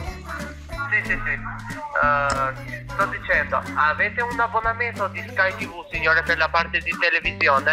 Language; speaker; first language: Italian; non-native, local second language; Albanian